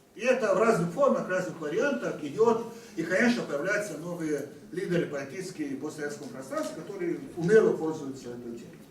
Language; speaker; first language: Russian; non-native, fluent; Hungarian